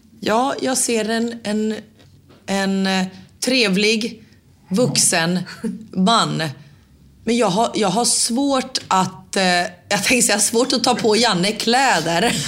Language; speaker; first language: Swedish; early bilingual, other home language; Finnish